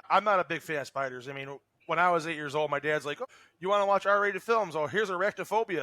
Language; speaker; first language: English; native; English